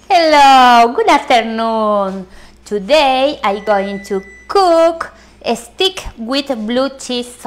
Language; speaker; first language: English; non-native, learner; Spanish